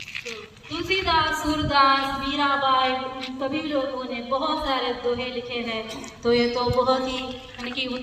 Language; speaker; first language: Hindi; non-native, fluent; Telugu